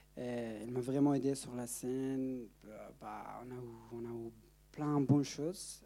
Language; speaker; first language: French; non-native, learner; Persian